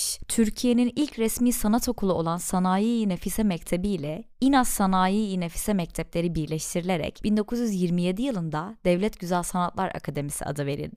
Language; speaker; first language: Turkish; native; Turkish